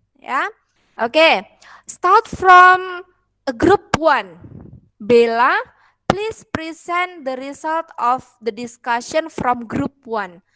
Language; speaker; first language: English; non-native, fluent; Indonesian